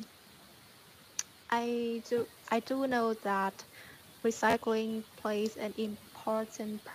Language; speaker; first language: English; non-native, learner; Vietnamese